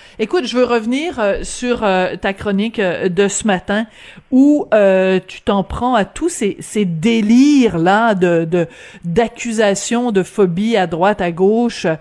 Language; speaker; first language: French; native; French